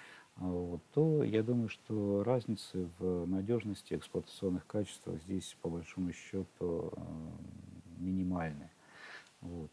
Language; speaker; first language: Russian; native; Russian